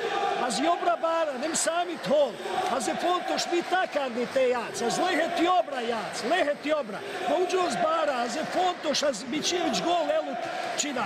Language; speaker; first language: Hungarian; non-native, learner; Russian